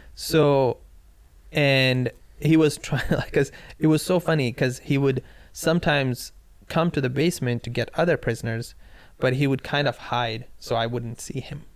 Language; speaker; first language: English; non-native, local second language; Pashto